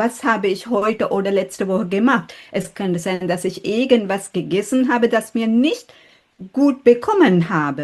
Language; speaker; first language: German; non-native, fluent; Sinhala